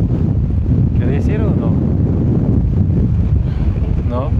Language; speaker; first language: Spanish; non-native, learner; French